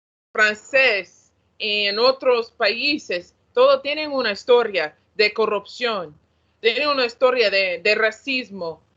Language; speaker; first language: Spanish; non-native, learner; English